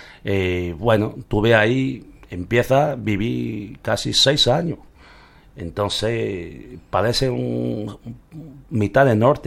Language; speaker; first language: Spanish; non-native, learner; Chinese